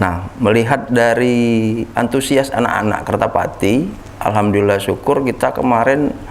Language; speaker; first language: Indonesian; native; Indonesian